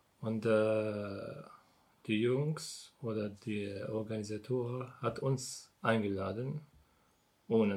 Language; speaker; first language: German; non-native, learner; Arabic